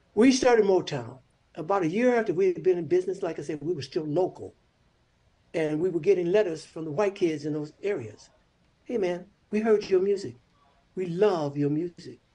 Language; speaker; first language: English; native; English